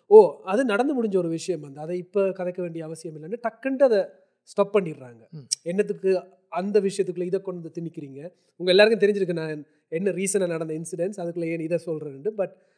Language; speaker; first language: Tamil; early bilingual, heritage; Tamil